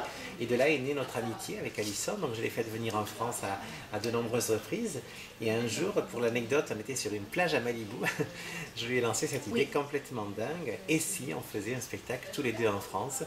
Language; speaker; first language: French; native; French